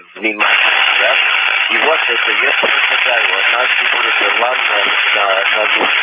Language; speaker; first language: Russian; non-native, learner; English